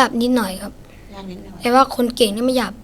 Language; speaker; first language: Thai; non-native, learner; Shan